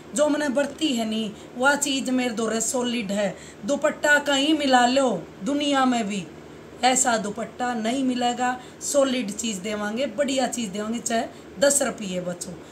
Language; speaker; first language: Hindi; non-native, local second language; Haryanvi